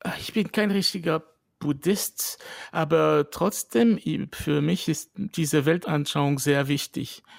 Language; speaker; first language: German; non-native, fluent; French